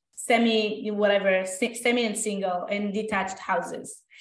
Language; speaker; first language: English; non-native, fluent; Hebrew